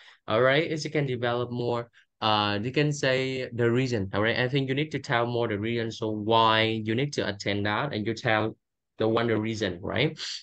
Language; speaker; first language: English; non-native, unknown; Vietnamese